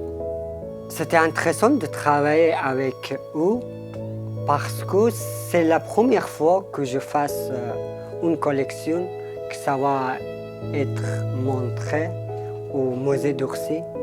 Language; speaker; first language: French; non-native, fluent; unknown